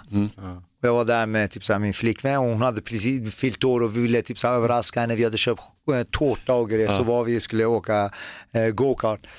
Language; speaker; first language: Swedish; early bilingual, other home language; Persian